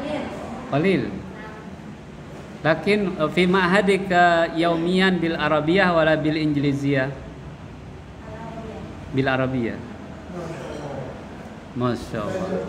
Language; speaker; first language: Arabic; non-native, fluent; Indonesian